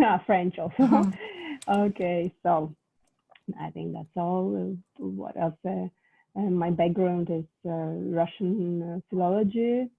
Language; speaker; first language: English; non-native, fluent; Russian